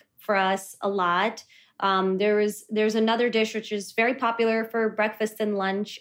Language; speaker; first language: English; early bilingual, other home language; Kannada